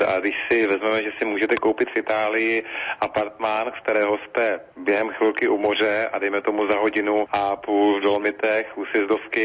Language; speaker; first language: Czech; native; Czech